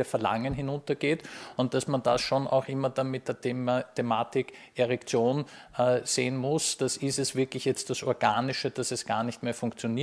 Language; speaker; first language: German; native; German